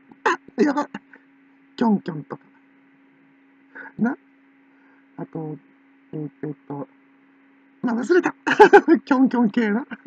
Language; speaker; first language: Japanese; native; Japanese